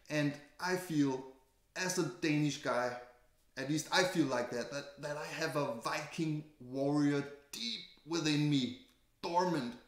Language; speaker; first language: English; non-native, fluent; Danish